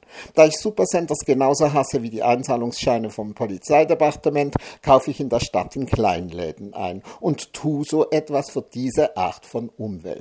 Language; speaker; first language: German; native; German